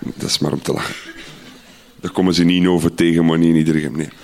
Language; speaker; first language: Dutch; native; Dutch